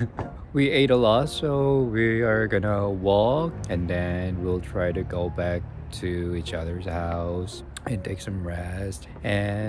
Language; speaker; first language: English; non-native, fluent; Korean